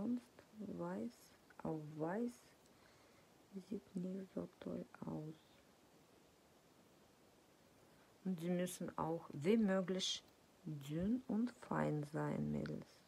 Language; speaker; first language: German; non-native, fluent; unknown